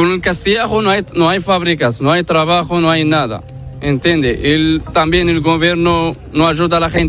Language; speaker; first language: Spanish; non-native, learner; Arabic